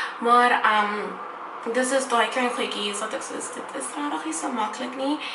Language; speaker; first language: Afrikaans; native; Afrikaans